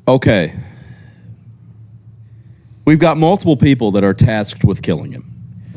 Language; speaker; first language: English; native; English